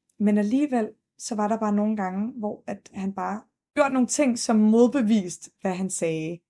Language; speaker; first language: Danish; native; Danish